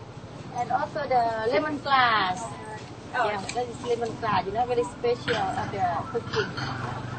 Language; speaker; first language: English; non-native, learner; Thai